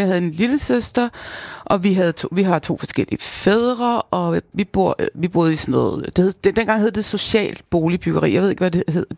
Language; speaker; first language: Danish; native; Danish